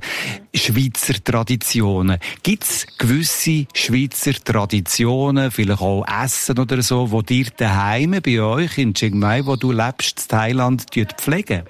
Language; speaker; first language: German; native; German